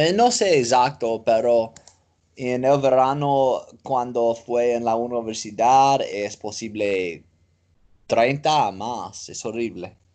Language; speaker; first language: Spanish; non-native, learner; English